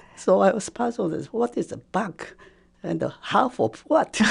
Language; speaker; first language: English; non-native, fluent; Japanese